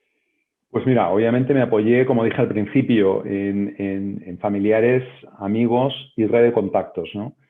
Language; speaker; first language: Spanish; native; Spanish